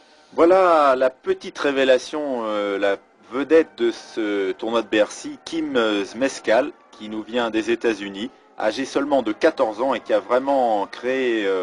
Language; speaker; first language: French; native; French